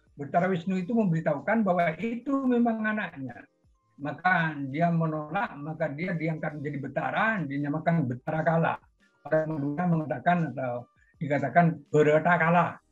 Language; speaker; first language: Indonesian; non-native, local second language; Madurese